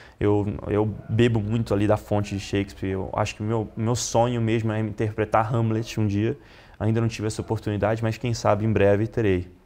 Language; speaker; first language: Portuguese; non-native, fluent; Italian